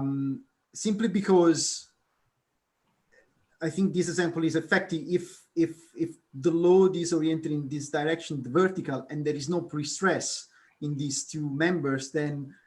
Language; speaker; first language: English; non-native, fluent; Italian